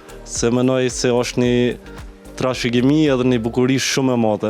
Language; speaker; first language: Albanian; early bilingual, heritage; Albanian